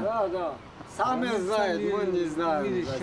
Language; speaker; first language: Russian; non-native, local second language; Kyrgyz